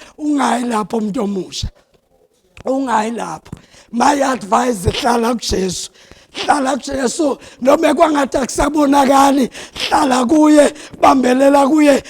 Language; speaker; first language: Zulu; non-native, local second language; South Ndebele